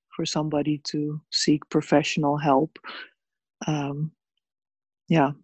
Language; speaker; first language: English; early bilingual, other home language; Bosnian